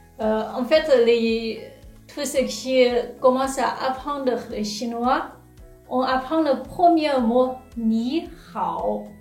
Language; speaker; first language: French; non-native, fluent; Chinese